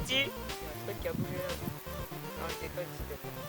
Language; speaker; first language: French; native; French